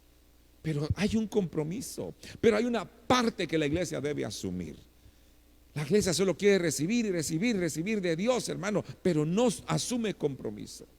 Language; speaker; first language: Spanish; native; Spanish